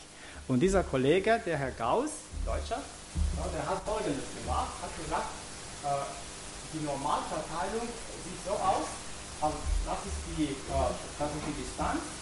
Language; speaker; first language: German; non-native, fluent; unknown